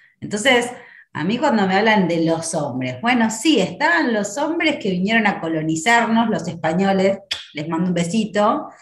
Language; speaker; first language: Spanish; native; Spanish